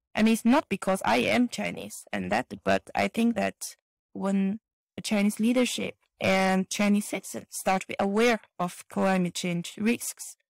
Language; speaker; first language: English; non-native, fluent; Chinese